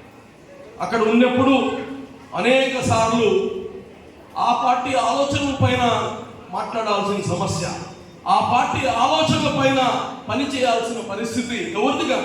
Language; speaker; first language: Telugu; native; Telugu